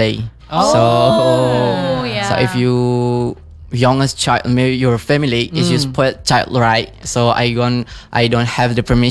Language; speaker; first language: English; non-native, learner; Indonesian